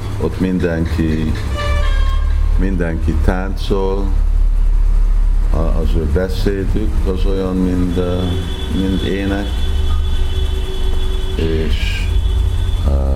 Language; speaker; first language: Hungarian; early bilingual, heritage; Hungarian